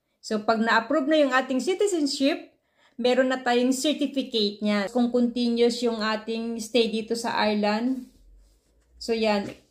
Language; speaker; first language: Filipino; native; Filipino